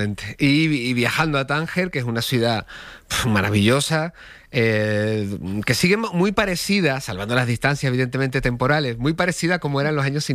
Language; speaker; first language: Spanish; native; Spanish